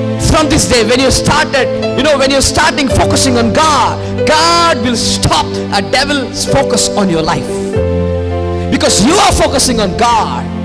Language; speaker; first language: English; non-native, local second language; Telugu